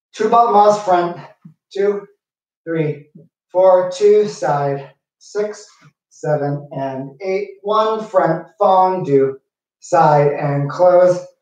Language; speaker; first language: English; native; English